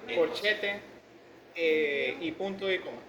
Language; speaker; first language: Spanish; native; Spanish